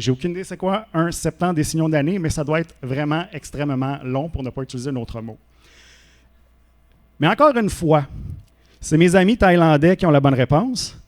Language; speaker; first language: French; native; French